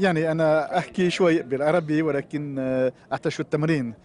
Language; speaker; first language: Arabic; non-native, learner; French